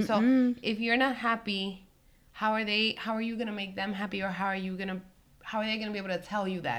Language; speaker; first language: English; early bilingual, other home language; Spanish